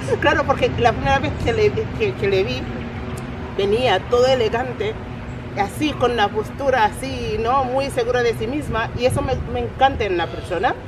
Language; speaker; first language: Spanish; non-native, fluent; English